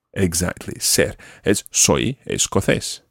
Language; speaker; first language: Spanish; non-native, fluent; English